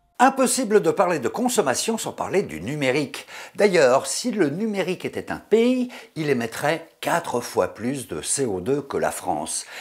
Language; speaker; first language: French; native; French